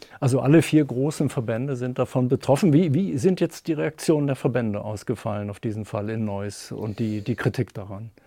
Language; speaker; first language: German; native; German